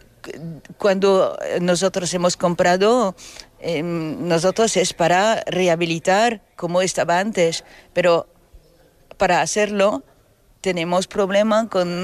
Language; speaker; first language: Spanish; non-native, learner; French